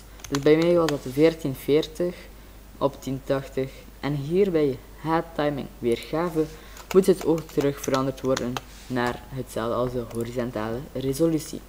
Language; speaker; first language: Dutch; native; Dutch